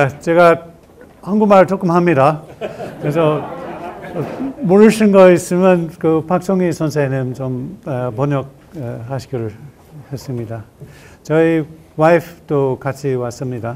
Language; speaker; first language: Korean; non-native, learner; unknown